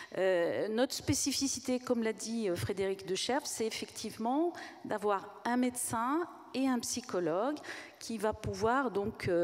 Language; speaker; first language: French; native; French